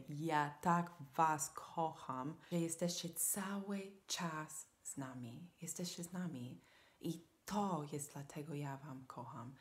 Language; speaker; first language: Polish; non-native, fluent; English